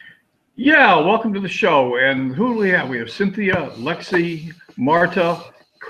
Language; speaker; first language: English; native; English